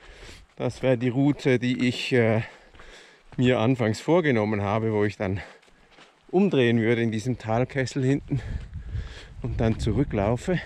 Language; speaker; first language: German; native; German